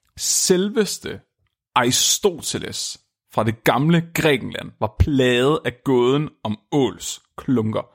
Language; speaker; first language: Danish; native; Danish